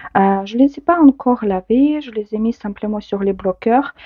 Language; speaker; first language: French; non-native, fluent; Ukrainian